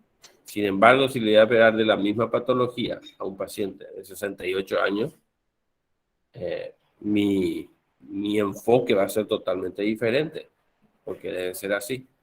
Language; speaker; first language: Spanish; native; Spanish